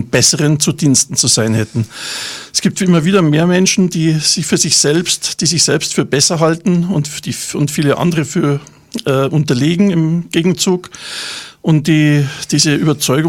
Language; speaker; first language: German; native; German